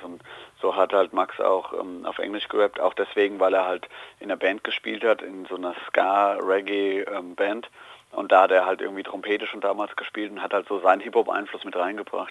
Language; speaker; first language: German; native; German